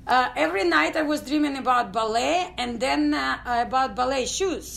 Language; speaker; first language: English; non-native, learner; Ukrainian